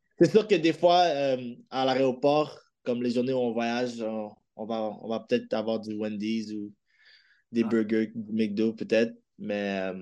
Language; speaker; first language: French; native; French